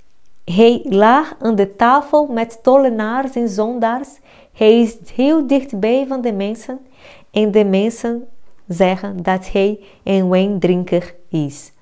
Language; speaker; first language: Dutch; non-native, fluent; Portuguese